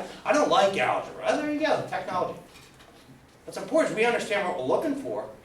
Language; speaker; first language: English; native; English